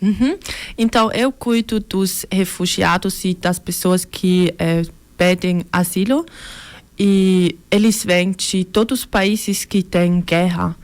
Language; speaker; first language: Portuguese; early bilingual, heritage; Portuguese